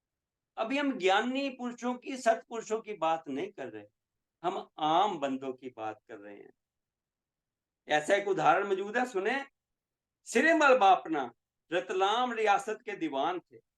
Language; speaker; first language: Hindi; native; Hindi